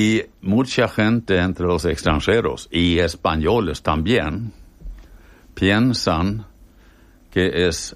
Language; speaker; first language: Spanish; non-native, fluent; Swedish